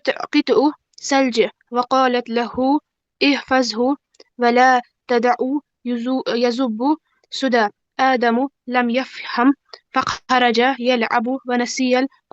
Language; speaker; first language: Arabic; non-native, learner; Urdu